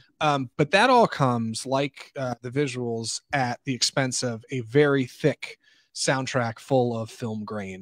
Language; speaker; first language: English; native; English